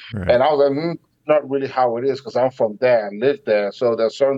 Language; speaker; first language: English; non-native, local second language; Igbo